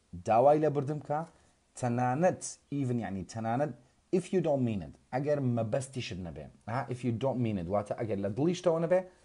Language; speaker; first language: English; non-native, fluent; Central Kurdish